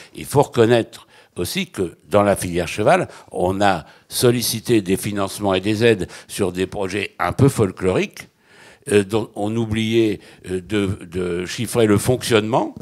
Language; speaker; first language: French; native; French